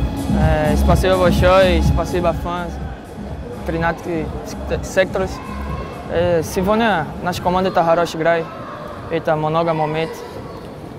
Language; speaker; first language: Russian; non-native, learner; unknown